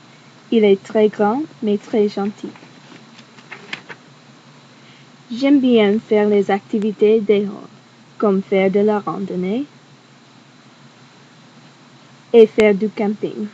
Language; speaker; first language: French; non-native, learner; English